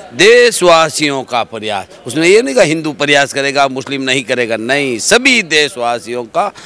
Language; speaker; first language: Hindi; native; Hindi